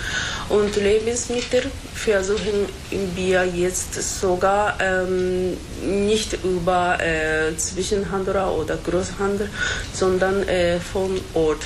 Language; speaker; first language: German; non-native, fluent; Japanese